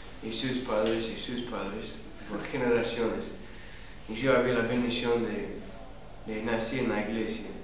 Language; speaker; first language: Spanish; non-native, learner; English